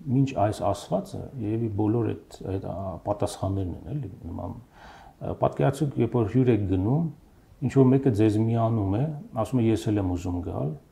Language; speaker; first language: Armenian; native; Armenian